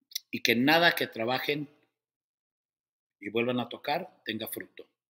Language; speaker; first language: Spanish; early bilingual, heritage; Spanish